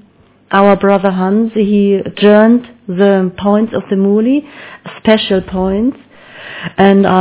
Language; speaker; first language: English; non-native, learner; German